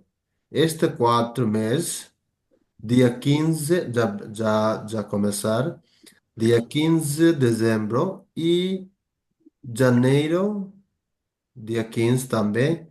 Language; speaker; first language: Portuguese; non-native, fluent; Bangla